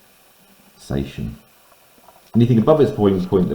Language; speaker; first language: English; native; English